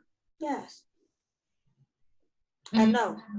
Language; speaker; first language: English; non-native, learner; Vietnamese